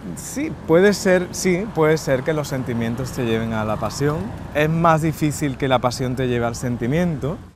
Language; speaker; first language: Spanish; native; Spanish